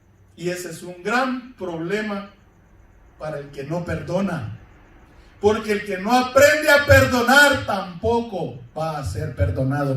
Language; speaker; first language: Spanish; native; Spanish